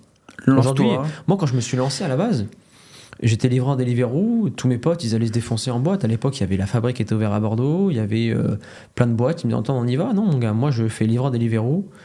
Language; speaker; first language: French; native; French